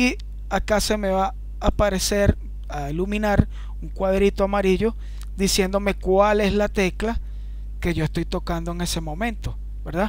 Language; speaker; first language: Spanish; native; Spanish